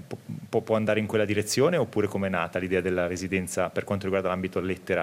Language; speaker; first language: Italian; native; Italian